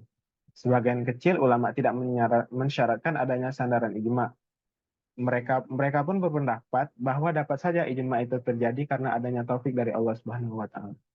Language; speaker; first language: Indonesian; native; Indonesian